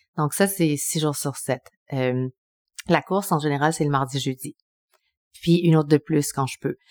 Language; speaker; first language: French; early bilingual, other home language; Spanish